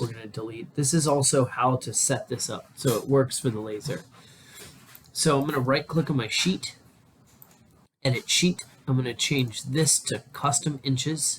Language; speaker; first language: English; native; English